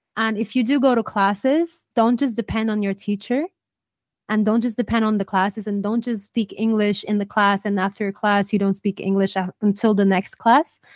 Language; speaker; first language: English; native; English